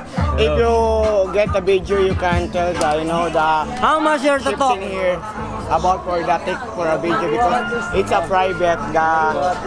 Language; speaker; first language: English; non-native, local second language; Cebuano